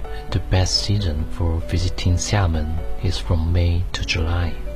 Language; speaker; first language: English; non-native, fluent; Chinese